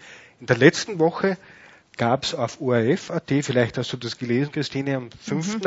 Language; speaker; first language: German; native; German